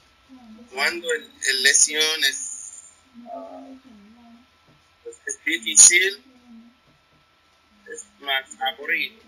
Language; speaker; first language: Spanish; non-native, learner; English